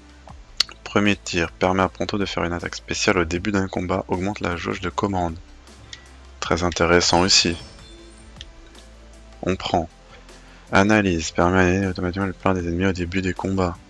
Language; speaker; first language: French; native; French